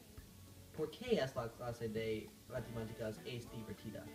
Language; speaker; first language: Spanish; non-native, learner; English